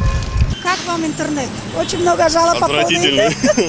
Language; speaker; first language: Russian; non-native, local second language; Tajik